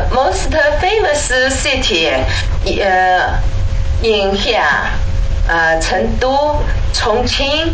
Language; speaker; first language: English; non-native, learner; Chinese